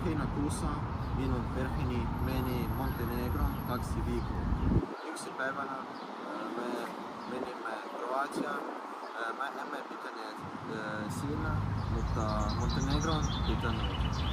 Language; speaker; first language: Finnish; non-native, learner; Russian